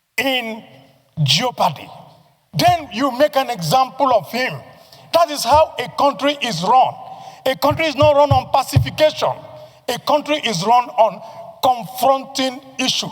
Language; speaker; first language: English; non-native, local second language; Igbo